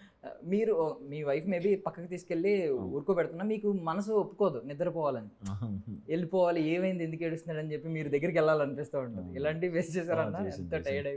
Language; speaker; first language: Telugu; native; Telugu